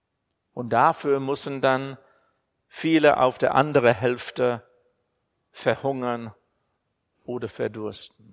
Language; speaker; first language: German; non-native, fluent; English